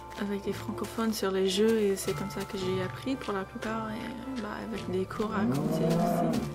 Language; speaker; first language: French; non-native, fluent; English